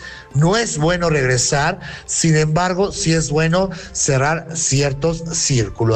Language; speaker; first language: Spanish; native; Spanish